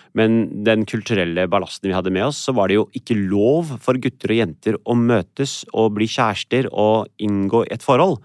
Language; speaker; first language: Norwegian; early bilingual, other home language; Punjabi